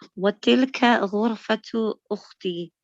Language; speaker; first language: Arabic; non-native, learner; English